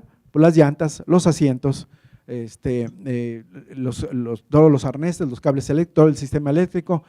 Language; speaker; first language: Spanish; native; Spanish